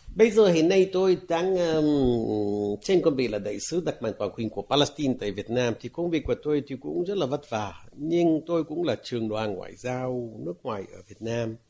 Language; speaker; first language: Vietnamese; non-native, fluent; Arabic